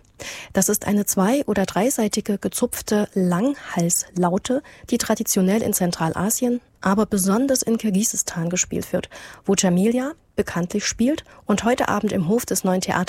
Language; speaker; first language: German; native; German